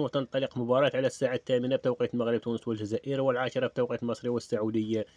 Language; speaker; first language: Arabic; native; Arabic